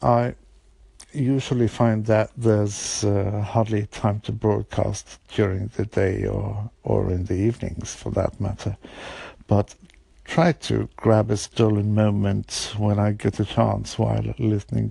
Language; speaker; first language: English; non-native, fluent; Norwegian